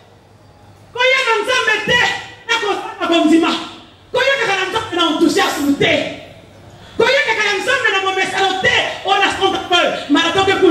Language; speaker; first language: French; non-native, local second language; Lingala